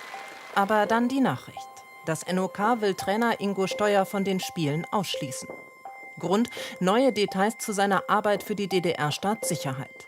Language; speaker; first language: German; native; German